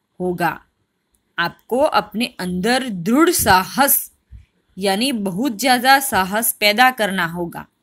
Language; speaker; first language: Hindi; non-native, local second language; Gujarati